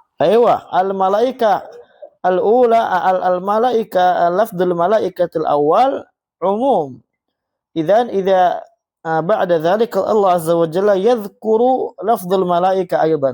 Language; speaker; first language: Arabic; non-native, fluent; Indonesian